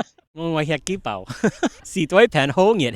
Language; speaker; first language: Cantonese; early bilingual, heritage; Cantonese